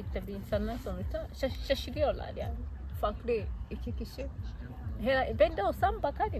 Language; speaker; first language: Turkish; non-native, fluent; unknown